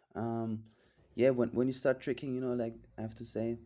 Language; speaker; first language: English; non-native, fluent; German